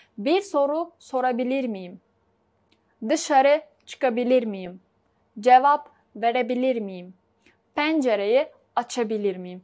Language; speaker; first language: Turkish; non-native, fluent; Uzbek